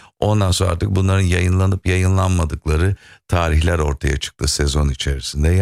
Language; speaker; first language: Turkish; native; Turkish